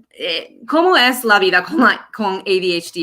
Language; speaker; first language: Spanish; non-native, fluent; English